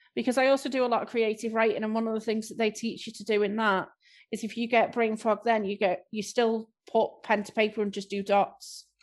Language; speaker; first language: English; native; English